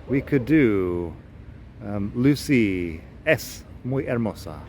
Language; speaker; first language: Spanish; non-native, fluent; English